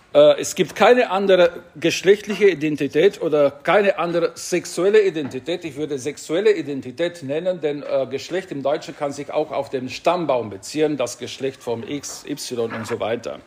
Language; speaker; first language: German; non-native, fluent; Romanian